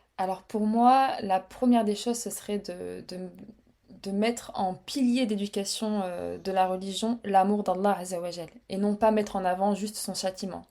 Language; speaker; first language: French; early bilingual, other home language; Arabic